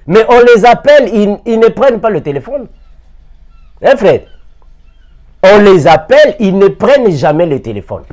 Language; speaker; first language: French; non-native, local second language; Lingala